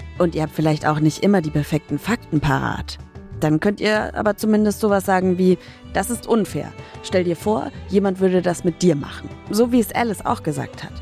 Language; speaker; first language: German; native; German